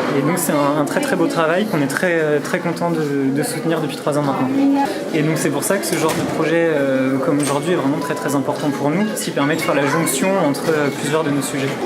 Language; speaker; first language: French; native; French